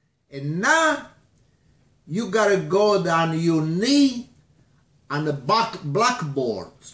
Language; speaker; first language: English; non-native, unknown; Italian